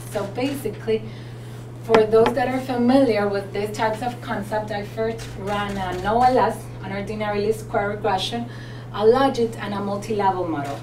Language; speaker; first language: English; non-native, fluent; Spanish